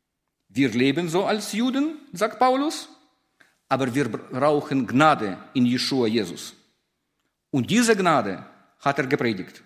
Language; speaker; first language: German; non-native, fluent; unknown